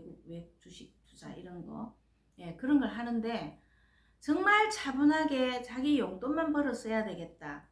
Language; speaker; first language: Korean; native; Korean